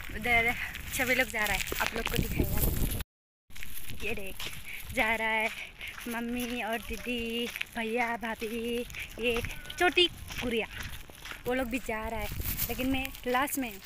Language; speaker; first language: Hindi; non-native, local second language; Bodo